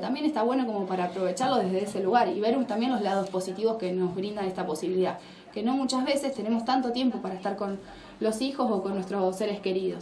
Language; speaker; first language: Spanish; native; Spanish